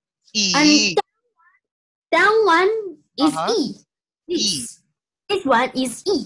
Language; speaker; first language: English; non-native, learner; Chinese